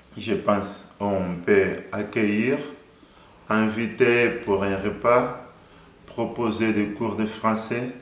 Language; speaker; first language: French; non-native, fluent; Portuguese